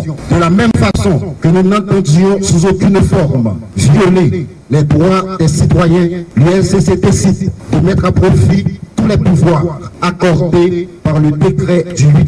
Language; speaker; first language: French; non-native, local second language; Haitian Creole